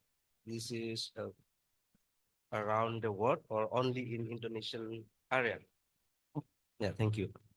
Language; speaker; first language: English; non-native, fluent; Indonesian